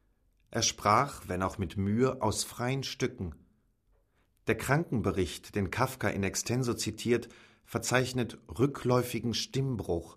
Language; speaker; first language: German; native; German